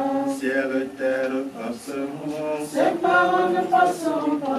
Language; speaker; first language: French; native; French